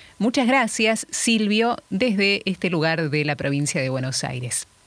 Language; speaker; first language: Spanish; native; Spanish